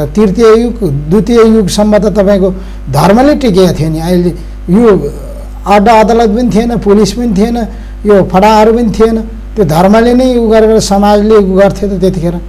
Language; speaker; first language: Nepali; non-native, local second language; Eastern Tamang